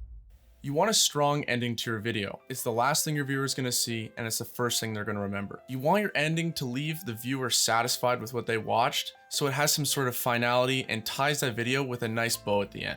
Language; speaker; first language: English; native; English